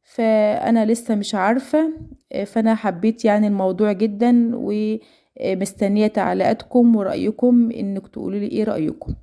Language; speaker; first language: Arabic; native; Arabic